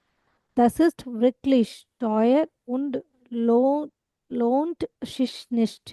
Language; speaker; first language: German; non-native, learner; Tamil